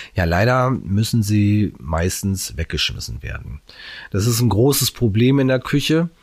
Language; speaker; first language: German; native; German